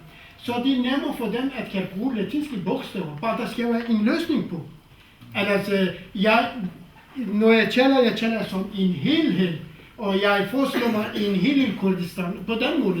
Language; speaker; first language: Danish; non-native, fluent; Kurdish